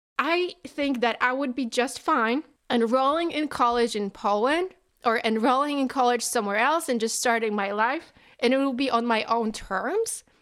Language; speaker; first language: English; non-native, fluent; Polish